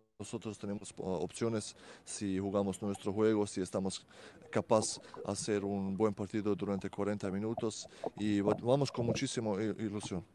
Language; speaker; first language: Spanish; non-native, fluent; Bosnian